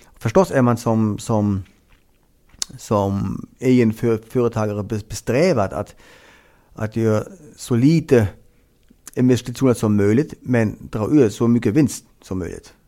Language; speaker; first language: Swedish; non-native, fluent; German